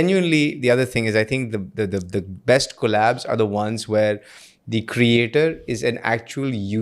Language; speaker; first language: English; non-native, local second language; Urdu